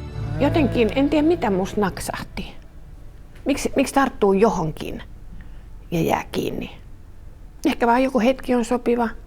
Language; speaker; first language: Finnish; native; Finnish